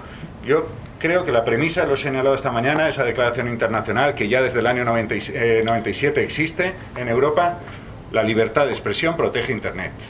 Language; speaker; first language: Spanish; native; Spanish